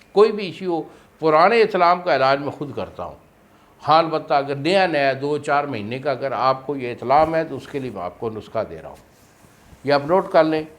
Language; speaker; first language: Urdu; non-native, local second language; Punjabi